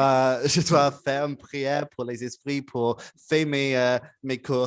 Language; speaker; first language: French; non-native, learner; English